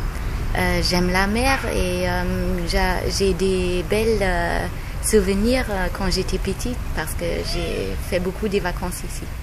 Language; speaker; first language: French; non-native, fluent; German